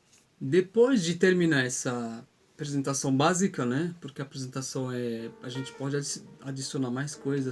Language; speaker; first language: Portuguese; non-native, fluent; Arabic